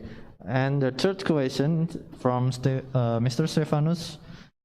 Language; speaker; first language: English; non-native, learner; Indonesian